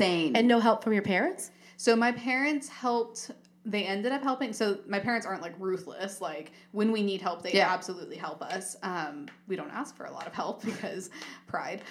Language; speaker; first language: English; native; English